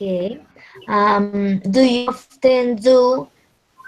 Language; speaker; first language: English; non-native, learner; Spanish